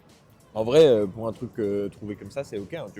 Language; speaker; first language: French; native; French